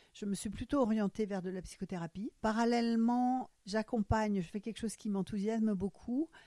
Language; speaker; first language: French; non-native, fluent; German